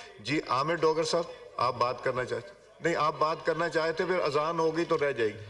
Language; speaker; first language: Urdu; non-native, local second language; Punjabi